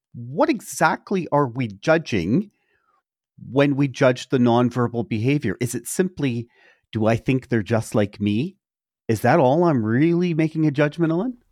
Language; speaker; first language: English; native; English